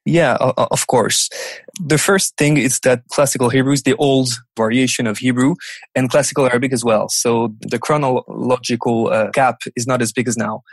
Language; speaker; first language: English; non-native, fluent; French